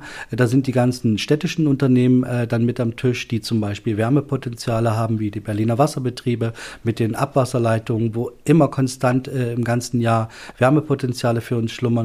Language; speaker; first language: German; native; German